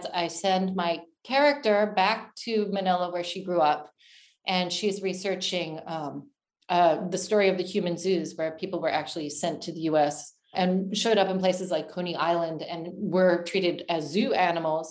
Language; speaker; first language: English; native; English